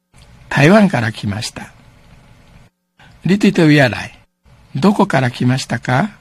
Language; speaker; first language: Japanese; non-native, fluent; Min Nan Chinese